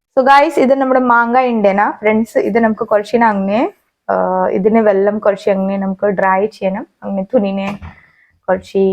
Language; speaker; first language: Malayalam; non-native, learner; Hindi